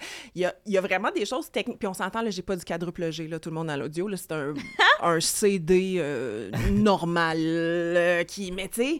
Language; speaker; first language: French; native; French